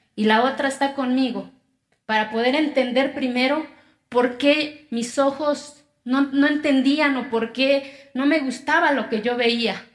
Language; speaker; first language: Spanish; non-native, local second language; Zapotec